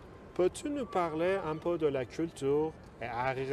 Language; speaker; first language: French; non-native, fluent; Persian